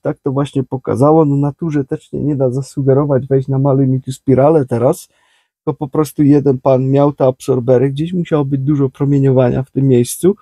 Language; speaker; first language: Polish; native; Polish